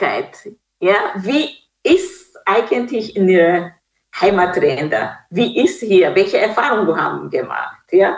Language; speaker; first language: German; non-native, fluent; Kinyarwanda